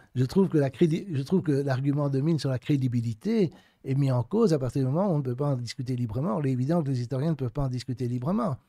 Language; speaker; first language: French; native; French